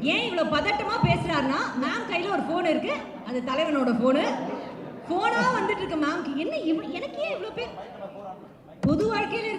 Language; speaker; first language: Tamil; native; Tamil